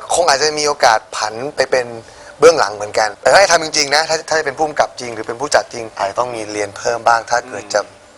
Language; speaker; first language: Thai; native; Thai